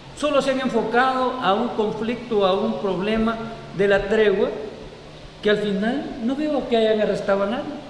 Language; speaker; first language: Spanish; native; Spanish